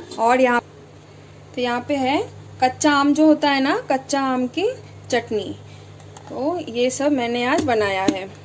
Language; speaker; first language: Hindi; non-native, local second language; Bangla